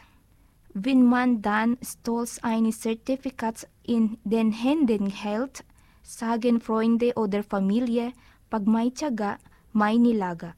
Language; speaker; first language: German; non-native, learner; Filipino